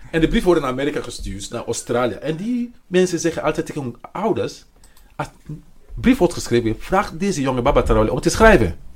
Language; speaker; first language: Dutch; non-native, fluent; Mandingo